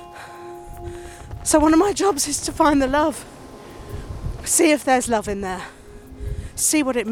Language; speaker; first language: English; native; English